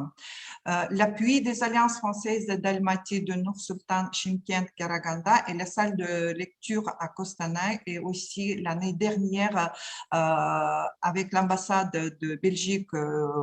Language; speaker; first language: French; non-native, fluent; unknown